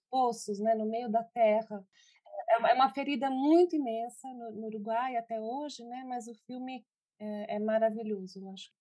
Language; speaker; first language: Portuguese; early bilingual, other home language; Spanish